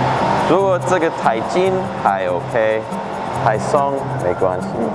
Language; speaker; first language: Chinese; non-native, fluent; English